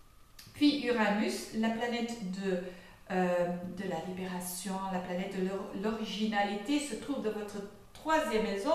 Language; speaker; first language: French; non-native, fluent; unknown